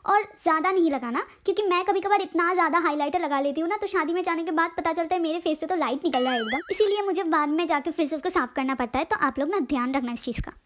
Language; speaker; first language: Hindi; non-native, local second language; Bangla